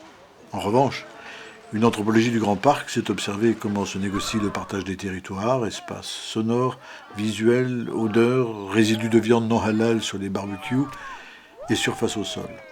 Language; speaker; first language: French; native; French